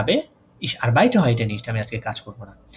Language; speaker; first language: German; non-native, fluent; Bangla